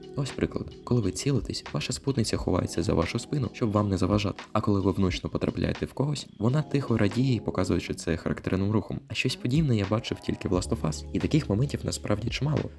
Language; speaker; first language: Ukrainian; non-native, local second language; Russian